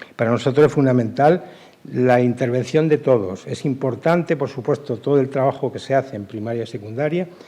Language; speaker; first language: Spanish; native; Spanish